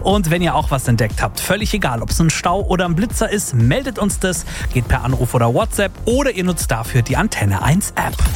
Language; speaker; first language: German; native; German